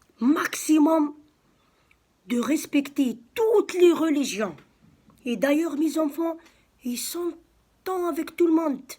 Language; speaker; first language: French; early bilingual, other home language; Arabic